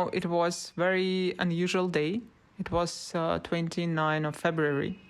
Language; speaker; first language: English; non-native, learner; Russian